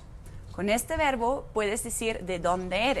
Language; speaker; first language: Spanish; non-native, fluent; German